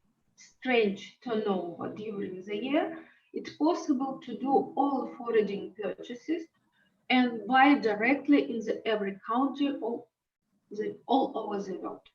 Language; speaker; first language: English; non-native, learner; Russian